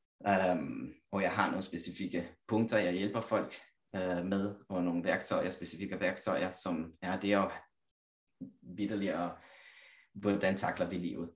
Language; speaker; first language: Danish; non-native, fluent; Italian